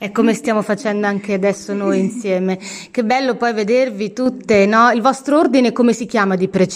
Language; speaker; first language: Italian; native; Italian